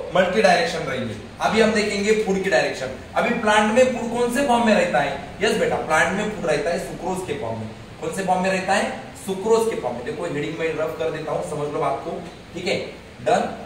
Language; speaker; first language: Hindi; non-native, local second language; Marathi